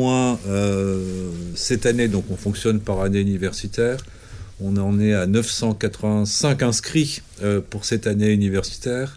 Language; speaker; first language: French; native; French